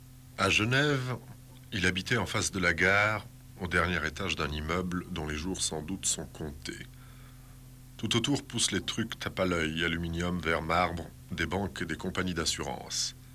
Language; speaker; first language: French; native; French